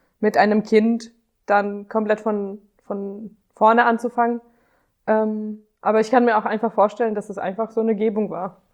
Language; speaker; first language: German; non-native, fluent; Hungarian